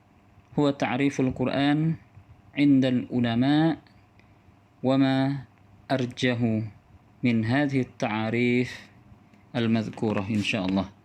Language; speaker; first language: Arabic; non-native, fluent; Indonesian